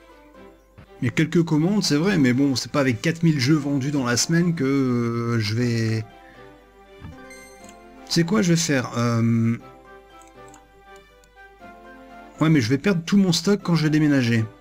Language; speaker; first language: French; native; French